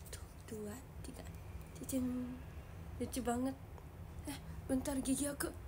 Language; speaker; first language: Indonesian; non-native, learner; Japanese